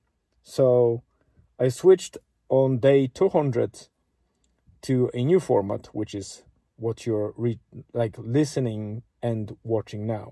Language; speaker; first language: English; non-native, fluent; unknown